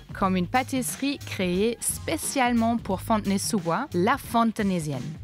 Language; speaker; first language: French; non-native, fluent; German